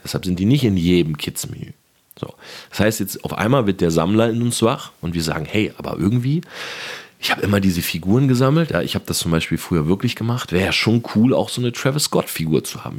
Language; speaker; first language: German; native; German